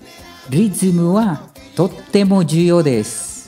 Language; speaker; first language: Japanese; non-native, fluent; Spanish